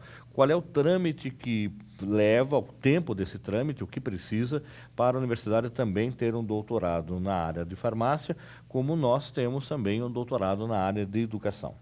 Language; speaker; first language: Portuguese; native; Portuguese